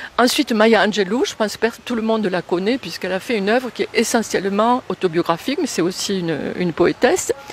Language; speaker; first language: French; native; French